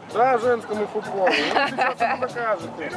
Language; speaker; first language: Russian; non-native, learner; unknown